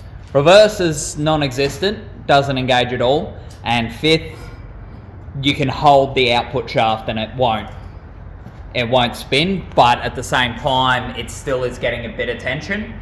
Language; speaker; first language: English; native; English